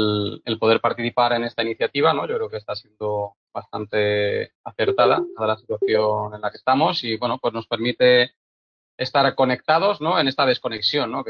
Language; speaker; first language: Spanish; native; Spanish